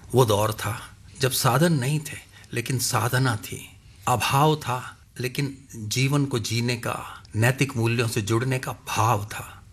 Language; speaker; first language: Hindi; non-native, local second language; Punjabi